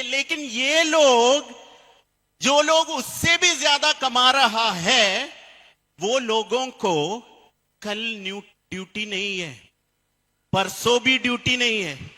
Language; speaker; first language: Hindi; non-native, fluent; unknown